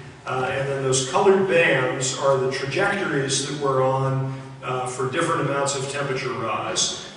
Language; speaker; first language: English; native; English